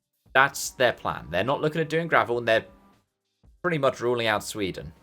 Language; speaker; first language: English; native; English